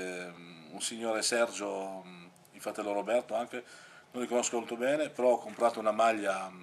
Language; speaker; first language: Italian; early bilingual, heritage; French